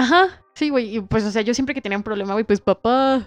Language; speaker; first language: Spanish; native; Spanish